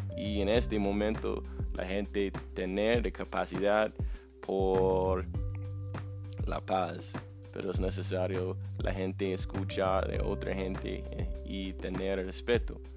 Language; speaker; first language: Spanish; non-native, learner; English